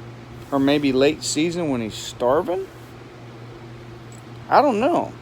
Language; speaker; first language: English; native; English